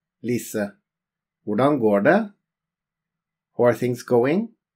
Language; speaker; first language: English; non-native, fluent; Norwegian